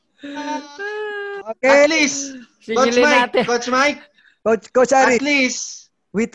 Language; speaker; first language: English; non-native, local second language; Filipino